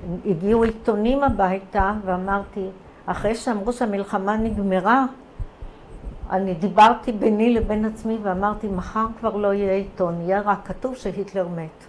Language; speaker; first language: Hebrew; early bilingual, other home language; Croatian